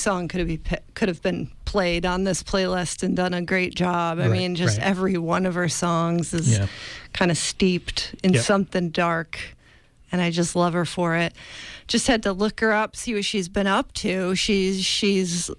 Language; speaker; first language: English; native; English